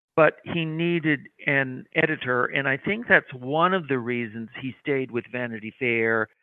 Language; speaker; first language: English; native; English